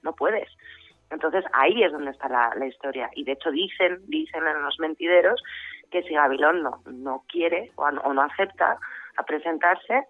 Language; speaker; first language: Spanish; native; Spanish